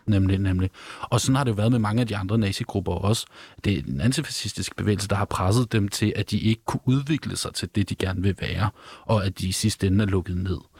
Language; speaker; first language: Danish; native; Danish